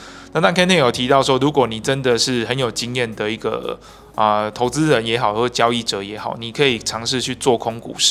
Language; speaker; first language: Chinese; native; Chinese